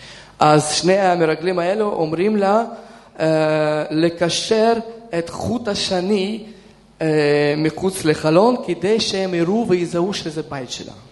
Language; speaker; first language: Hebrew; non-native, fluent; Russian